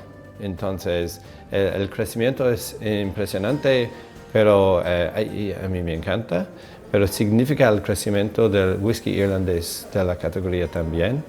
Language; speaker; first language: Spanish; non-native, fluent; English